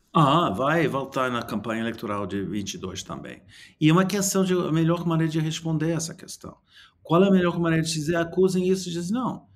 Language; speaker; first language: Portuguese; non-native, fluent; English